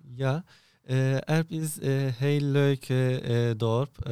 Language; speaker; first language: Dutch; non-native, learner; Turkish